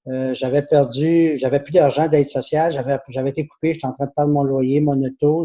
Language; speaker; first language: French; native; French